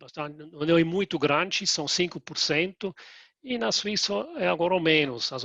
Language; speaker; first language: Portuguese; non-native, fluent; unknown